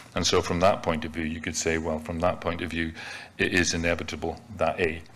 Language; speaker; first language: English; native; English